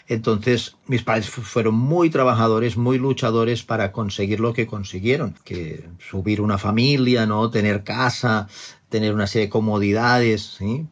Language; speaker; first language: Spanish; non-native, local second language; Catalan